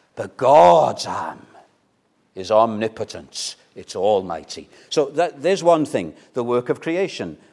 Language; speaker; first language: English; native; English